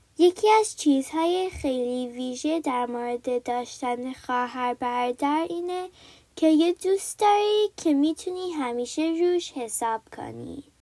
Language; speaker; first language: Persian; early bilingual, heritage; Persian